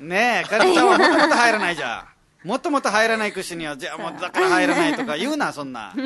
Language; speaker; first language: Japanese; non-native, fluent; Nepali